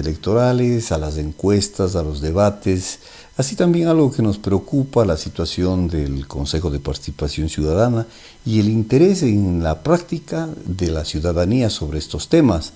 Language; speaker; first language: Spanish; native; Spanish